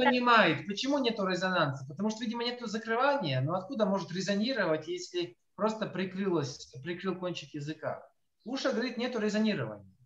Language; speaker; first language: Russian; native; Russian